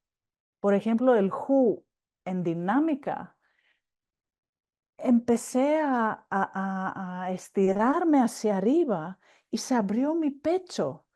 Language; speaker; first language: Spanish; non-native, fluent; Greek